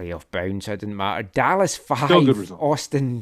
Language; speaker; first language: English; native; English